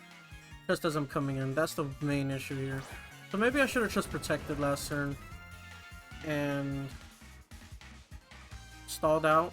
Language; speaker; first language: English; native; English